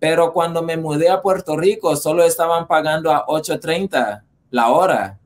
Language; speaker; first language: Spanish; early bilingual, heritage; Spanish